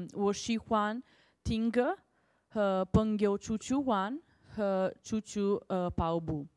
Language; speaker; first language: Chinese; non-native, learner; Italian